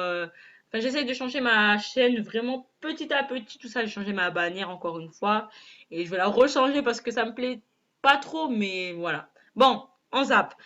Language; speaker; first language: French; native; French